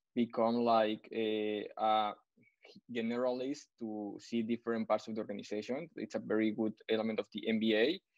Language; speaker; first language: English; non-native, fluent; Spanish